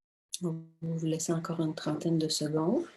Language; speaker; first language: French; native; French